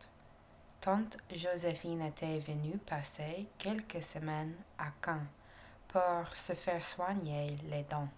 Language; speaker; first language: French; non-native, learner; English